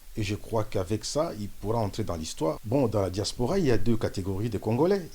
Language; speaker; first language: French; non-native, local second language; Lingala